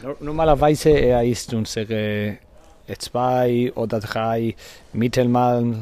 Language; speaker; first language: German; non-native, learner; Spanish